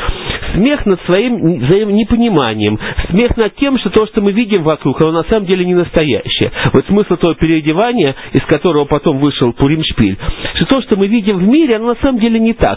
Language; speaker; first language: Russian; native; Russian